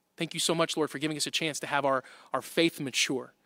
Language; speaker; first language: English; native; English